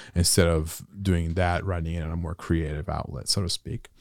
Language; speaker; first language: English; non-native, fluent; Italian